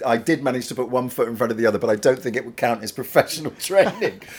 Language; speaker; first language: English; native; English